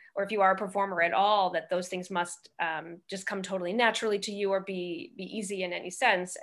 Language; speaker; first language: English; native; English